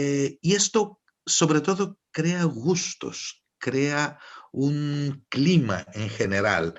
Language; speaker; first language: Spanish; non-native, fluent; Greek